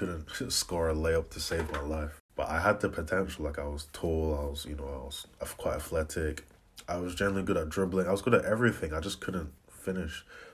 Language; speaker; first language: English; native; English